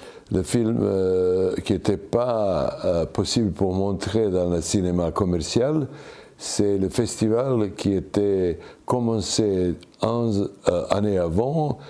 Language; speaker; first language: French; non-native, learner; Serbian